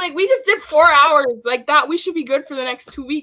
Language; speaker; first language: English; native; English